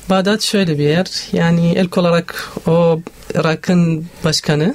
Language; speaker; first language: Turkish; non-native, learner; Arabic